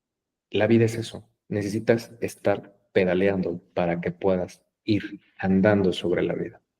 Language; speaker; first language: Spanish; native; Spanish